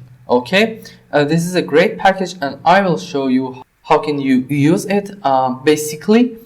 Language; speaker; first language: English; non-native, fluent; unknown